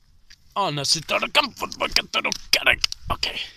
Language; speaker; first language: Welsh; non-native, learner; English